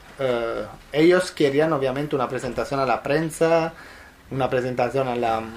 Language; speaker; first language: Spanish; non-native, fluent; Italian